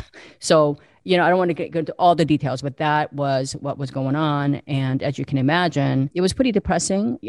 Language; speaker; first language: English; early bilingual, other home language; Korean